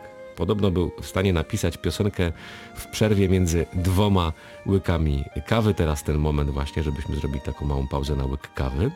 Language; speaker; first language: Polish; native; Polish